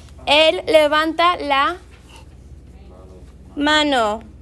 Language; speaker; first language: Spanish; non-native, fluent; English